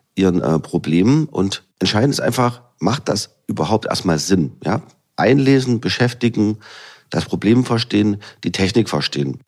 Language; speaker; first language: German; native; German